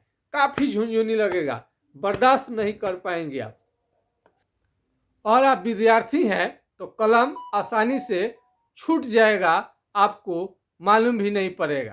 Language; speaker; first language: Hindi; non-native, local second language; Bhojpuri